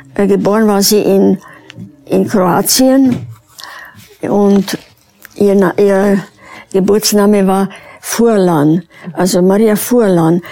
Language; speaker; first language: German; early bilingual, other home language; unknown